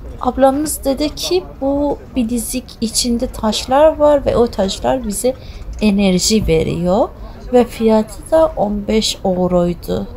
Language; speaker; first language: Turkish; early bilingual, heritage; Turkish